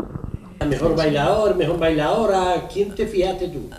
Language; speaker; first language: Spanish; native; Spanish